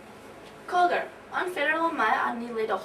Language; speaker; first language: Irish; non-native, learner; English